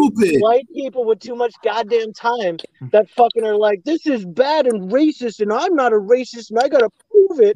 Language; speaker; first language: English; native; English